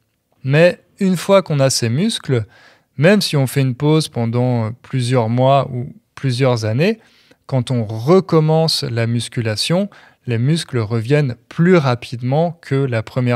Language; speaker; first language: French; native; French